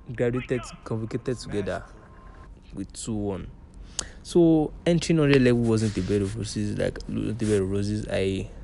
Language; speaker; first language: English; non-native, local second language; Yoruba